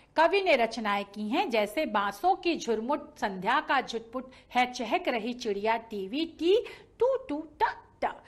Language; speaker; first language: Hindi; native; Hindi